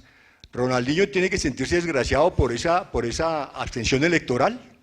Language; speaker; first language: Spanish; native; Spanish